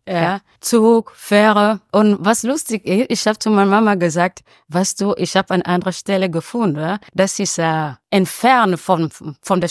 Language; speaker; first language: German; non-native, learner; French